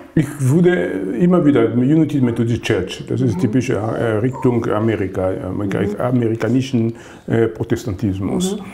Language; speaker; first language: German; non-native, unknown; Lingala